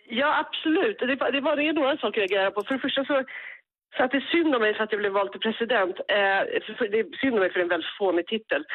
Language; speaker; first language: Swedish; native; Swedish